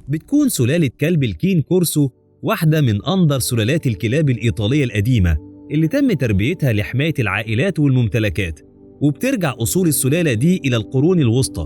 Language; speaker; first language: Arabic; native; Arabic